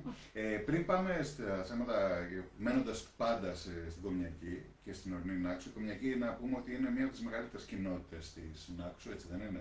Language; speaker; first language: Greek; native; Greek